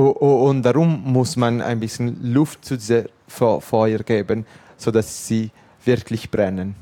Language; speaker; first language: German; non-native, local second language; Italian